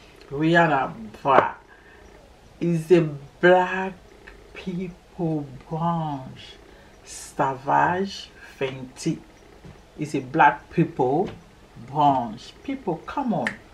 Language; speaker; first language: English; non-native, learner; Lingala